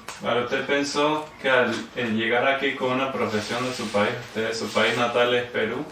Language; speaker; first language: Spanish; non-native, fluent; German